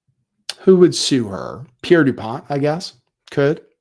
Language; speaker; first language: English; native; English